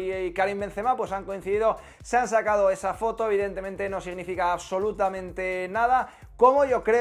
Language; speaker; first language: Spanish; native; Spanish